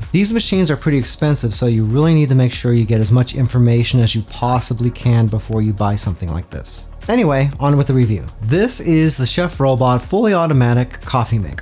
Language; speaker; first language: English; native; English